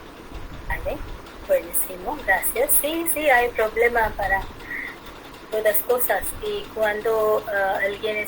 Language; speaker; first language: Spanish; non-native, fluent; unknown